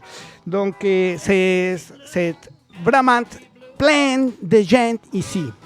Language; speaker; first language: French; non-native, learner; Spanish